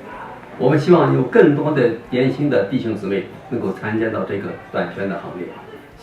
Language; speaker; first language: Chinese; native; Chinese